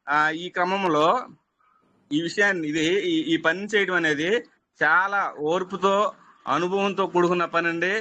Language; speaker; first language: Telugu; native; Telugu